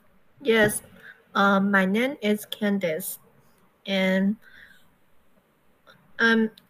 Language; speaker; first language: English; non-native, learner; Chinese